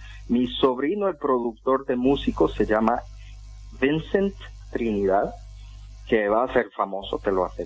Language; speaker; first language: Spanish; non-native, fluent; English